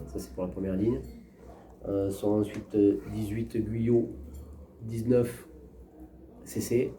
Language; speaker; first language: French; native; French